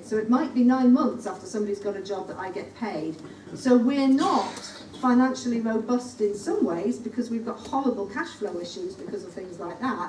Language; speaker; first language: English; native; English